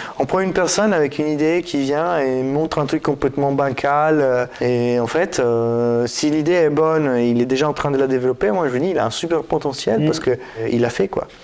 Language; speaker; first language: French; non-native, fluent; Italian